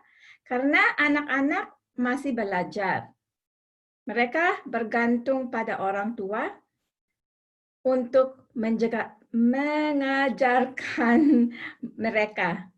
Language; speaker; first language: Indonesian; non-native, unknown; English